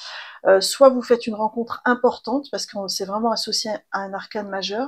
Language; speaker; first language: French; native; French